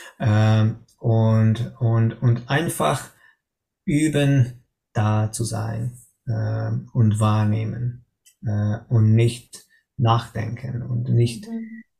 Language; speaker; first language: German; non-native, learner; Hungarian